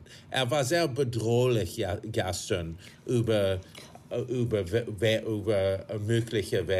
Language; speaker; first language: German; non-native, fluent; English